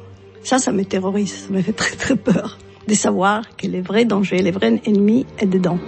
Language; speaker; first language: French; non-native, fluent; Italian